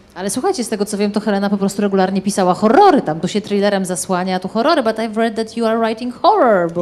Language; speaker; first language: Polish; native; Polish